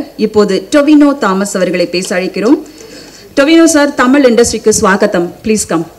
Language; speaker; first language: Tamil; native; Tamil